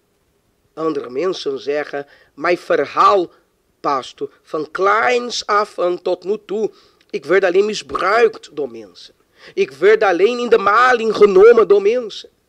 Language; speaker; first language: Dutch; non-native, fluent; Portuguese